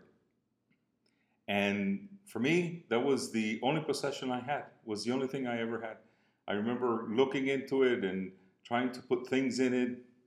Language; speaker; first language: English; non-native, fluent; Spanish